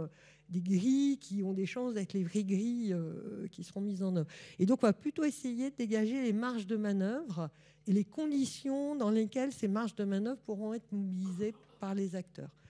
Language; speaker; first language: French; native; French